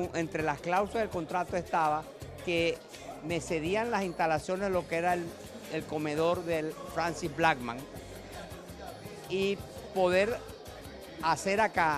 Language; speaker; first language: Spanish; native; Spanish